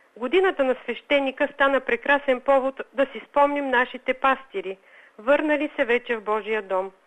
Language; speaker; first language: Bulgarian; native; Bulgarian